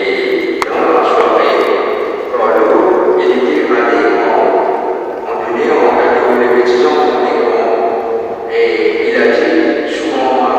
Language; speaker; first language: French; non-native, local second language; Morisyen